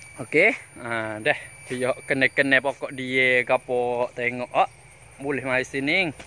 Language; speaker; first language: Malay; native; Malay